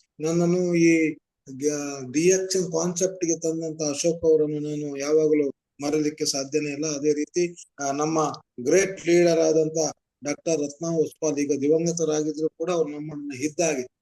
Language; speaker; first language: Kannada; native; Kannada